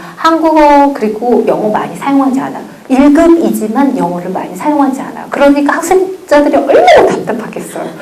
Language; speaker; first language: Korean; native; Korean